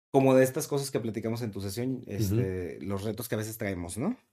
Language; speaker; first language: Spanish; native; Spanish